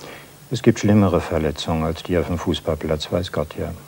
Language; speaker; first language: German; native; German